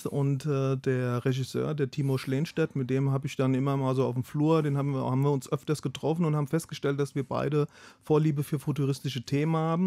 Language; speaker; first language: German; native; German